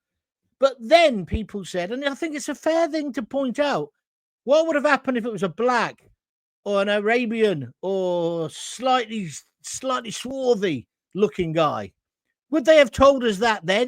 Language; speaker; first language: English; native; English